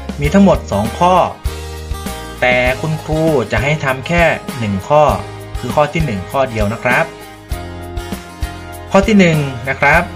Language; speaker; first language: Thai; native; Thai